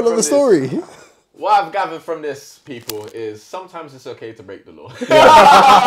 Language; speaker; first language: English; native; English